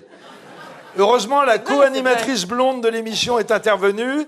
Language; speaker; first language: French; native; French